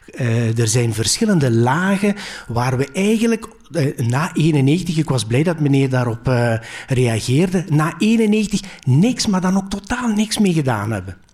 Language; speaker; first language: Dutch; early bilingual, other home language; Greek